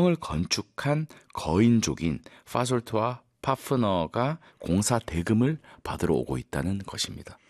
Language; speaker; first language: Korean; native; Korean